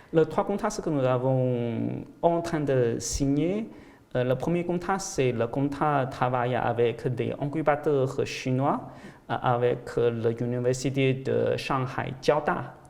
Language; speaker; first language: French; non-native, fluent; Chinese